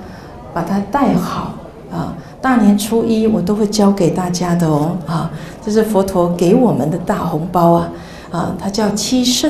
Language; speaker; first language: Chinese; native; Chinese